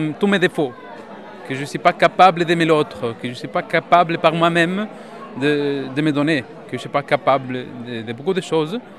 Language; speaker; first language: French; non-native, fluent; Spanish